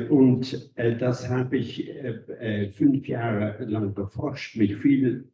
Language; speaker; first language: German; non-native, fluent; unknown